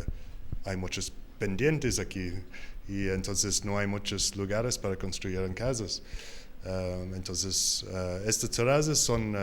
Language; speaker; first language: Spanish; non-native, learner; English